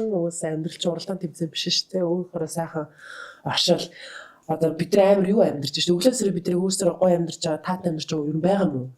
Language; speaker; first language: Mongolian; native; Mongolian